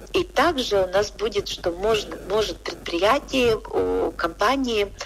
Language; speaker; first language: Russian; non-native, local second language; Latvian